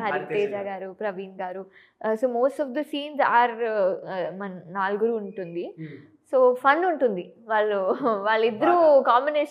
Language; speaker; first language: Telugu; non-native, fluent; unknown